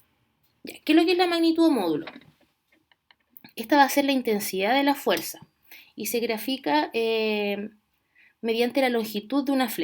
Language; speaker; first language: Spanish; native; Spanish